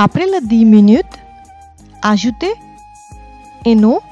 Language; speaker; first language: French; non-native, fluent; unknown